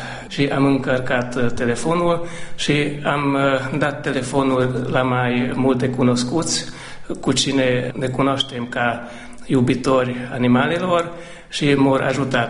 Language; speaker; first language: Romanian; non-native, local second language; Hungarian